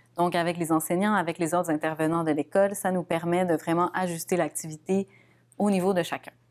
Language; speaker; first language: French; native; French